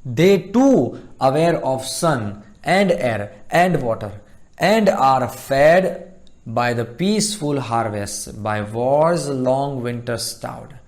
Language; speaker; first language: English; non-native, local second language; Gujarati